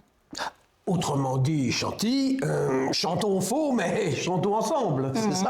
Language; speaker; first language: French; native; French